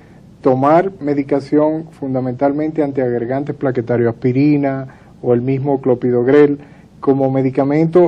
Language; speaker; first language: Spanish; native; Spanish